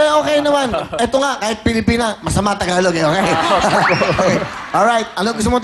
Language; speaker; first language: Filipino; non-native, local second language; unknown